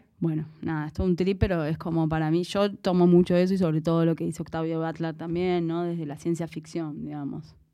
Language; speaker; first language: Spanish; native; Spanish